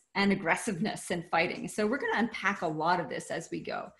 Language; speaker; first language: English; native; English